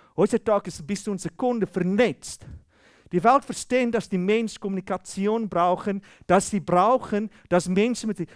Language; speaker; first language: German; non-native, fluent; Afrikaans